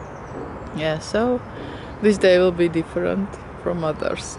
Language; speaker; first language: English; non-native, fluent; Latvian